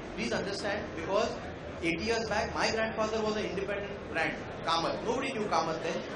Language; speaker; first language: English; non-native, local second language; Konkani